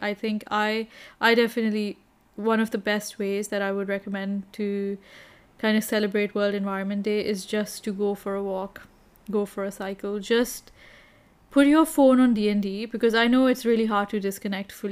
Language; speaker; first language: English; non-native, local second language; Urdu